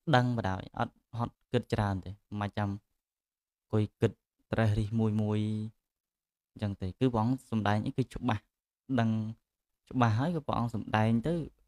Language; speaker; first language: Khmer; native; Khmer